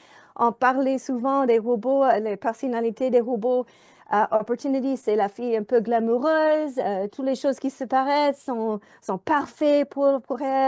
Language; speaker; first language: French; non-native, fluent; English